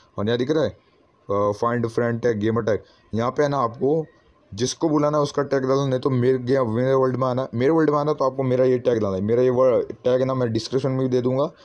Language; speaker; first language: Hindi; native; Hindi